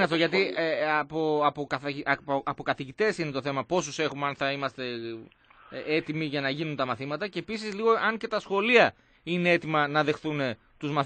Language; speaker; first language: Greek; native; Greek